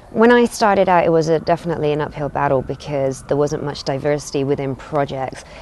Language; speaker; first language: English; native; English